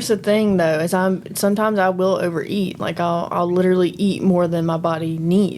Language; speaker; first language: English; native; English